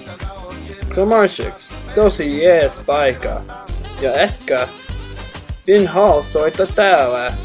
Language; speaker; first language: Finnish; non-native, learner; English